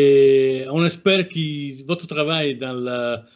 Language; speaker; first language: French; non-native, fluent; Italian